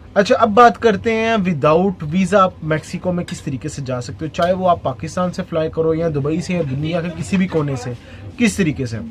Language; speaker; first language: Urdu; non-native, local second language; Punjabi